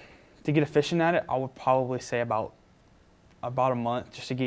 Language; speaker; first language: English; native; English